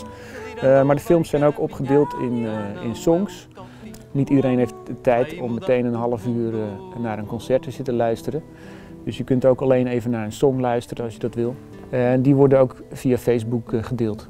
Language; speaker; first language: Dutch; native; Dutch